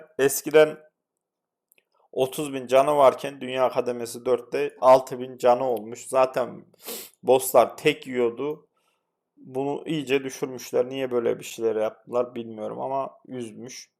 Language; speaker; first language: Turkish; native; Turkish